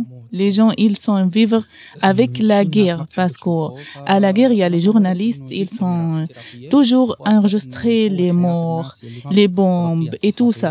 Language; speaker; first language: French; non-native, learner; Arabic